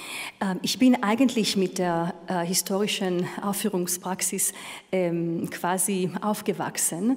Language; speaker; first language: German; non-native, fluent; Hebrew